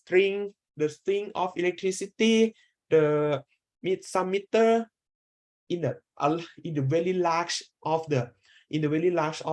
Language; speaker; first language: English; non-native, learner; Thai